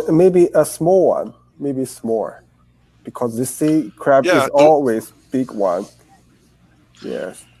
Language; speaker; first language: English; non-native, learner; Chinese